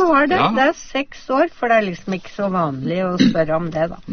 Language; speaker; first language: Norwegian; native; Norwegian